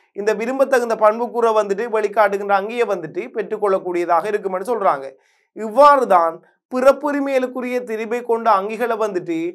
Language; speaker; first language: Tamil; native; Tamil